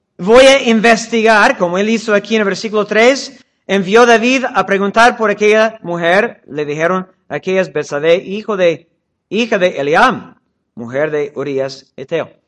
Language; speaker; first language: Spanish; non-native, fluent; English